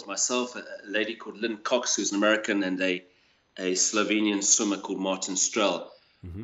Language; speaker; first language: English; native; English